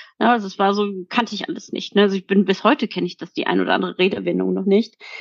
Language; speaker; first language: German; early bilingual, other home language; Polish